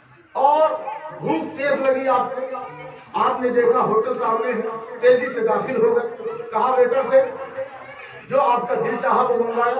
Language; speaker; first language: Urdu; native; Urdu